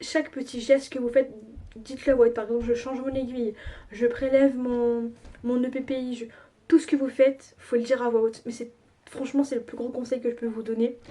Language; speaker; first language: French; native; French